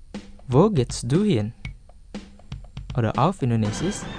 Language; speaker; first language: German; non-native, fluent; Indonesian